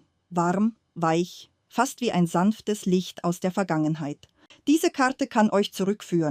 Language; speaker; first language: German; native; German